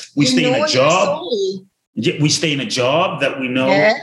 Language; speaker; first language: English; native; English